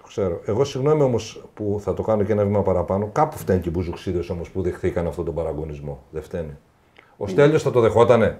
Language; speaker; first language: Greek; native; Greek